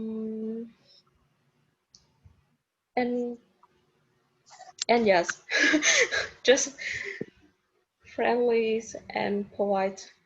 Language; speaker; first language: English; non-native, learner; Vietnamese